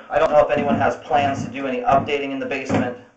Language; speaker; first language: English; native; English